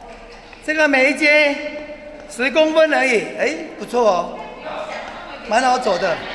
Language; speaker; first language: Chinese; native; Chinese